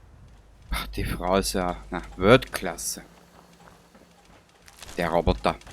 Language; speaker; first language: German; native; German